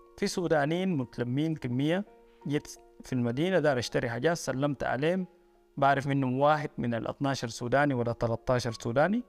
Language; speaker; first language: Arabic; native; Arabic